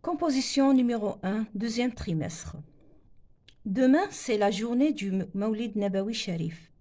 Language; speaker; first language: French; non-native, local second language; Arabic